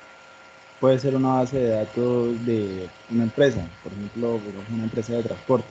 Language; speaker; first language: Spanish; native; Spanish